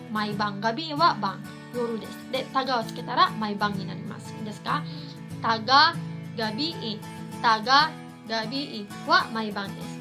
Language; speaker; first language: Japanese; non-native, fluent; Cebuano